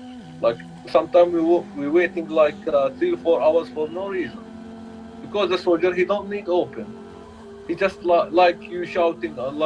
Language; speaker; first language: English; non-native, learner; Arabic